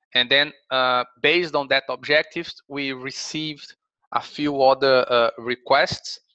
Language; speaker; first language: English; non-native, fluent; Portuguese